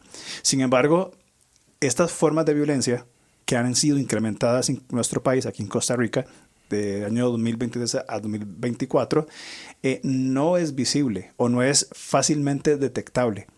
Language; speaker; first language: Spanish; native; Spanish